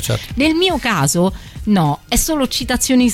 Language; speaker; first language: Italian; native; Italian